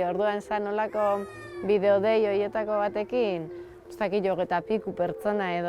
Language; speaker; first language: Basque; native; Basque